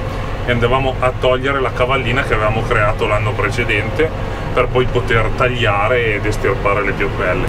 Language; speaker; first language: Italian; native; Italian